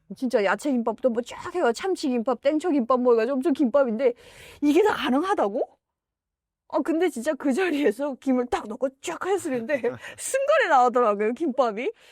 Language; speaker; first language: Korean; native; Korean